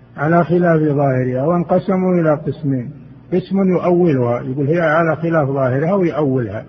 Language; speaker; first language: Arabic; native; Arabic